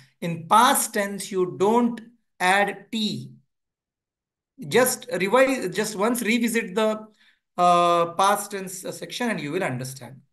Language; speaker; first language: English; non-native, local second language; Hindi